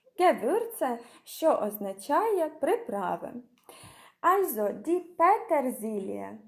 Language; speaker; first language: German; non-native, fluent; Ukrainian